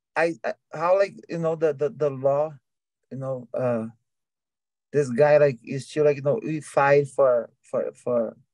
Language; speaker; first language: English; non-native, learner; Portuguese